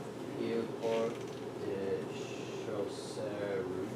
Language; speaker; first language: French; non-native, learner; English